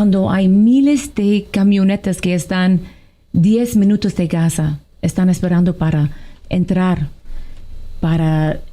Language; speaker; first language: Spanish; non-native, fluent; Arabic